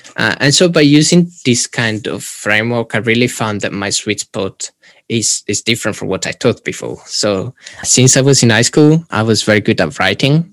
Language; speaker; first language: English; non-native, fluent; Italian